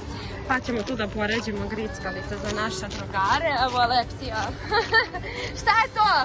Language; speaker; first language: Bosnian; native; Bosnian